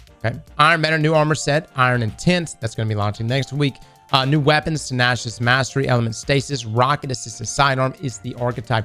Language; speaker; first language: English; native; English